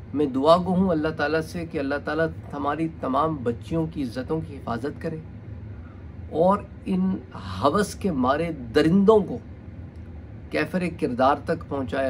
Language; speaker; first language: Urdu; native; Urdu